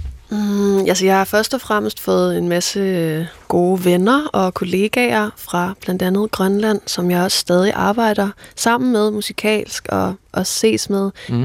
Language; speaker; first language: Danish; non-native, local second language; Faroese